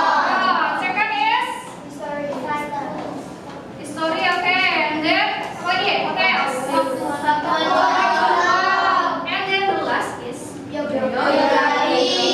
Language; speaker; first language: English; non-native, local second language; Indonesian